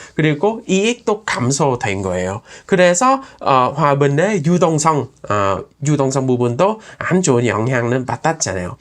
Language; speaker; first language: Korean; non-native, fluent; Vietnamese